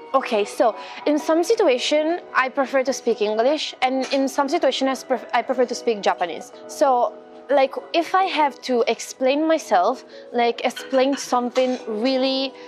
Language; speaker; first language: English; non-native, fluent; Italian